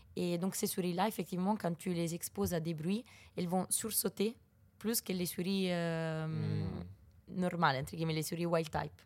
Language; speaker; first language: French; non-native, fluent; Italian